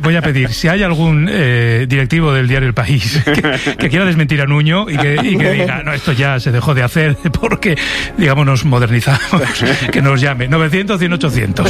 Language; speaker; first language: Spanish; native; Spanish